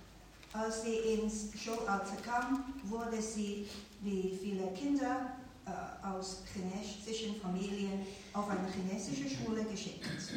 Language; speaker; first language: German; non-native, fluent; Chinese